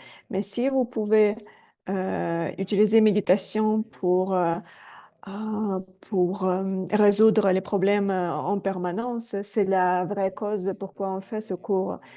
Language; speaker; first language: French; non-native, fluent; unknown